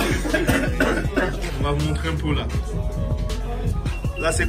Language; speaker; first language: French; non-native, learner; Portuguese